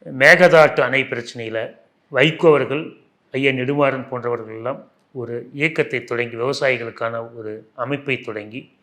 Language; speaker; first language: Tamil; non-native, local second language; Telugu